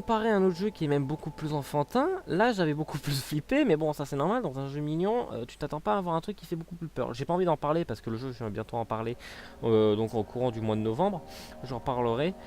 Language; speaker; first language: French; native; French